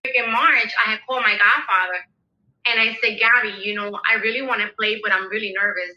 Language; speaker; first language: English; early bilingual, other home language; Spanish